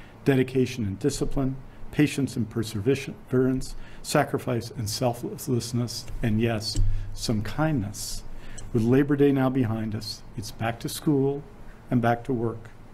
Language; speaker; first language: English; native; English